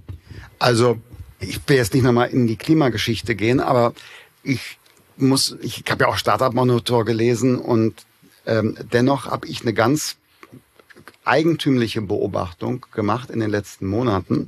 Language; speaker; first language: German; native; German